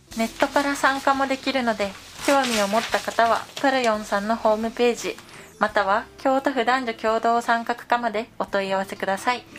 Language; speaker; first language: Japanese; native; Japanese